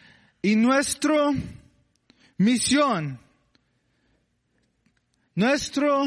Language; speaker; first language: Spanish; non-native, learner; English